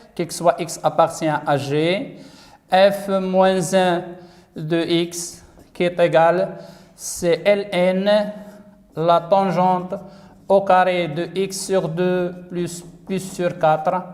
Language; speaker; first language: French; non-native, local second language; Arabic